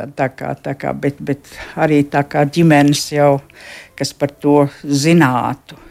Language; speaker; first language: Latvian; native; Latvian